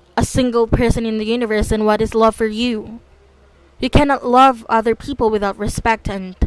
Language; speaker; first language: English; non-native, local second language; Filipino